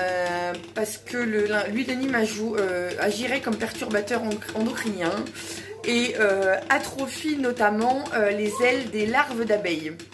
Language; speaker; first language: French; native; French